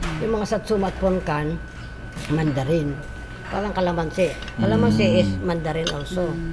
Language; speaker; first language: Filipino; native; Filipino